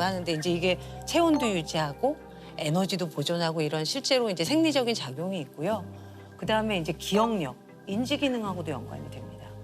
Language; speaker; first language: Korean; native; Korean